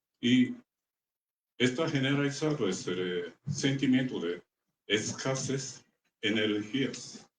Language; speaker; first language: Spanish; non-native, learner; Japanese